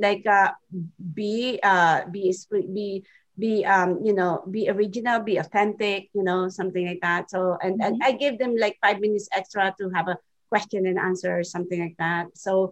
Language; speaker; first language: English; non-native, local second language; Filipino